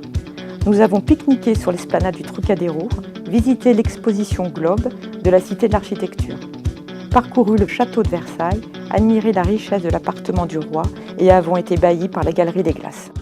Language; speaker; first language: French; native; French